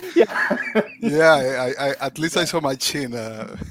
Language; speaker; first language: English; non-native, fluent; Spanish